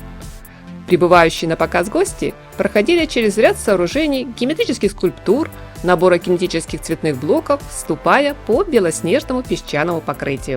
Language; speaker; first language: Russian; native; Russian